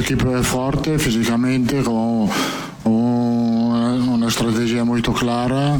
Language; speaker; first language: Portuguese; non-native, fluent; Italian